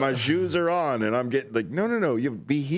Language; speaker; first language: English; native; English